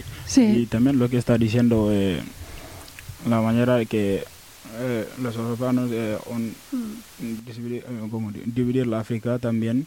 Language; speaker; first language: Spanish; non-native, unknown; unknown